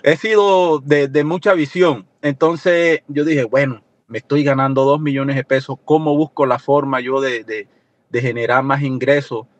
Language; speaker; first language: Spanish; native; Spanish